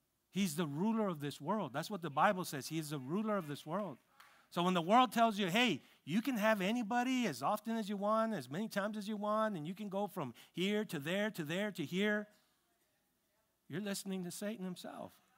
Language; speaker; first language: English; early bilingual, other home language; Spanish